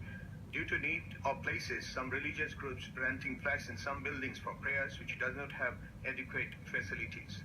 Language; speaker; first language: English; non-native, local second language; Bangla